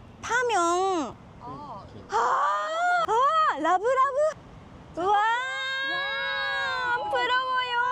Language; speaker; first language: Korean; non-native, learner; Japanese